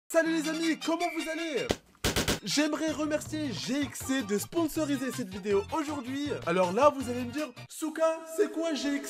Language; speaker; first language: French; native; French